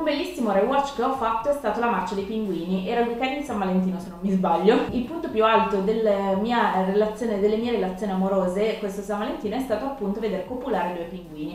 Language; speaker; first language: Italian; native; Italian